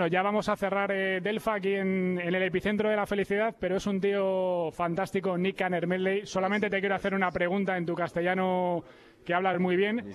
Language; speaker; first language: Spanish; native; Spanish